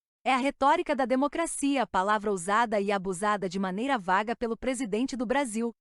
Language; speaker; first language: Portuguese; native; Portuguese